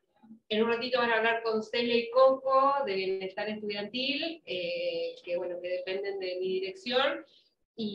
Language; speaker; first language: Spanish; native; Spanish